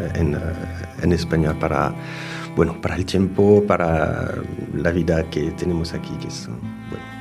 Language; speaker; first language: Spanish; non-native, learner; French